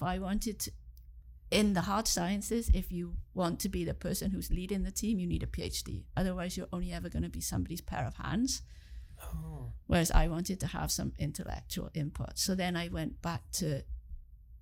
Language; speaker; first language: English; native; English